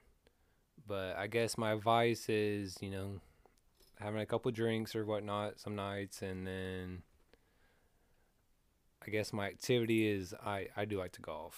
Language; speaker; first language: English; native; English